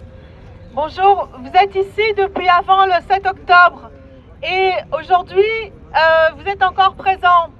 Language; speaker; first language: French; native; French